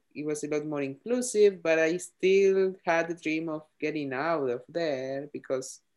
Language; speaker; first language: English; non-native, fluent; Spanish